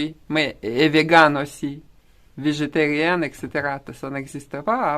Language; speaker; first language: French; non-native, fluent; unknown